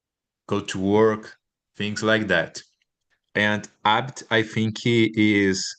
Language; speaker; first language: English; non-native, learner; Portuguese